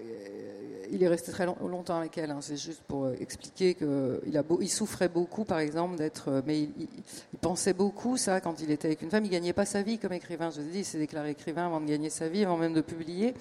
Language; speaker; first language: French; native; French